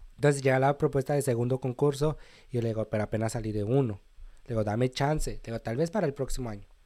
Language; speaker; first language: Spanish; native; Spanish